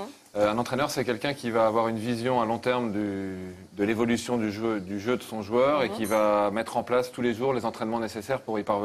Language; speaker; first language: French; native; French